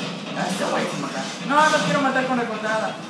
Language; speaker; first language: Spanish; native; Spanish